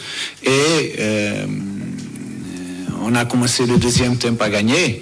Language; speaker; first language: French; non-native, learner; Portuguese